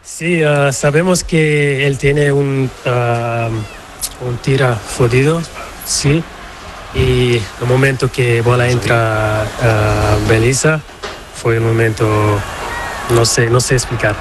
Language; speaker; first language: Spanish; non-native, learner; Portuguese